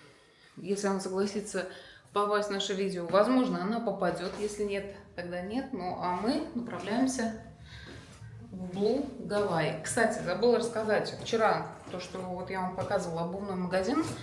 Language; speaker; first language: Russian; native; Russian